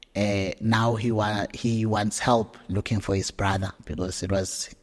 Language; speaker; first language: English; non-native, local second language; Zulu